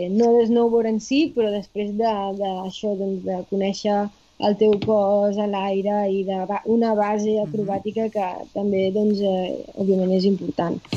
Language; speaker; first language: Catalan; native; Catalan